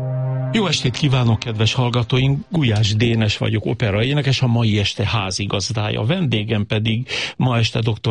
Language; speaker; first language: Hungarian; native; Hungarian